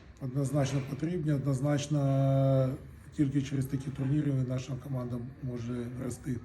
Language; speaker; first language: Ukrainian; non-native, local second language; Russian